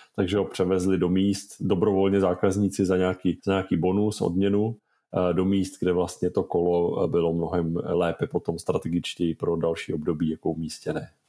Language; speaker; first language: Czech; native; Czech